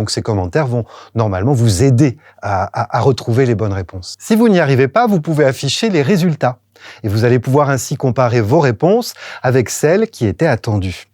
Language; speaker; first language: French; native; French